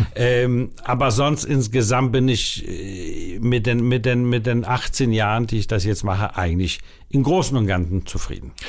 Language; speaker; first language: German; non-native, fluent; Danish